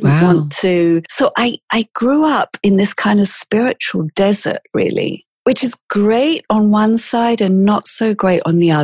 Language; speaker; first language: English; native; English